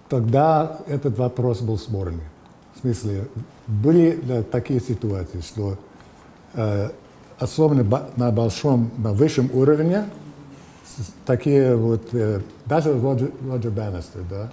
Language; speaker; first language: Russian; non-native, fluent; English